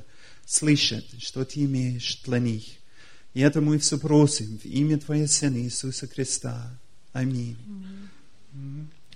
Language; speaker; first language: Russian; non-native, fluent; English